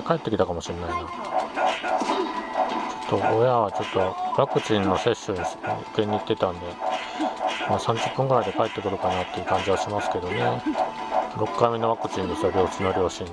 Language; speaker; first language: Japanese; native; Japanese